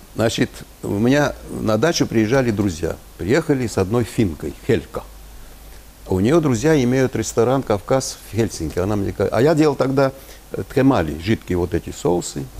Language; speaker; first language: Russian; non-native, local second language; Armenian